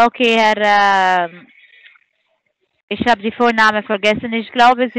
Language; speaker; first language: German; non-native, fluent; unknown